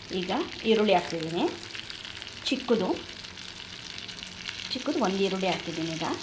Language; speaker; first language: Kannada; native; Kannada